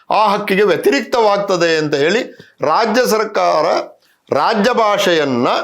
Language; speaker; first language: Kannada; non-native, local second language; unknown